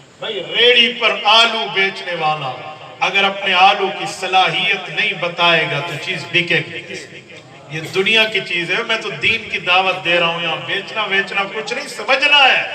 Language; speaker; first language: Urdu; non-native, local second language; Punjabi